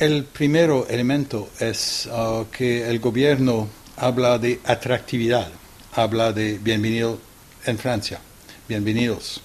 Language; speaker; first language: Spanish; non-native, fluent; French